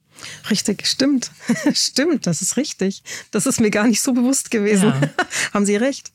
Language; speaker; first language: German; native; German